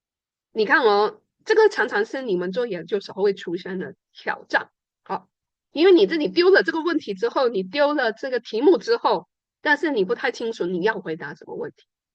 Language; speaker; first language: Chinese; native; Chinese